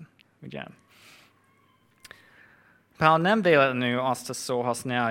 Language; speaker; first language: Hungarian; non-native, fluent; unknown